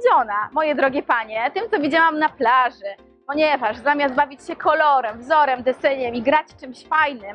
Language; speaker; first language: Polish; native; Polish